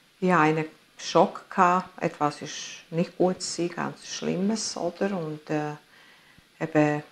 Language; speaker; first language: German; non-native, fluent; Italian